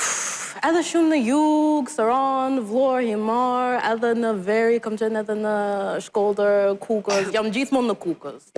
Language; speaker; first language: Albanian; non-native, learner; English